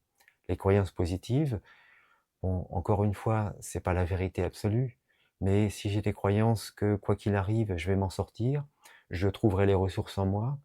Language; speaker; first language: French; native; French